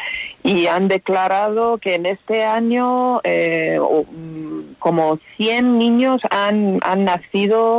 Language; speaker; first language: Spanish; non-native, fluent; Persian